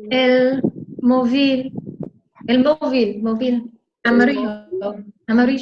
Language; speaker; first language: Spanish; non-native, learner; Vietnamese